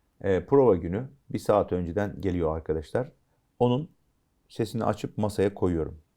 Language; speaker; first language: Turkish; native; Turkish